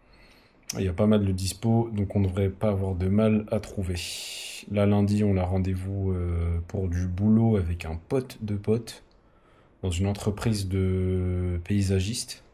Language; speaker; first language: French; native; French